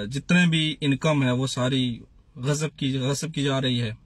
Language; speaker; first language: Urdu; non-native, local second language; Punjabi